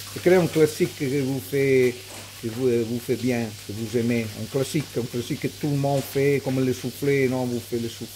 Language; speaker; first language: French; non-native, learner; Italian